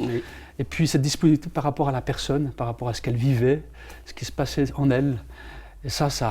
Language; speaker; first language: French; native; French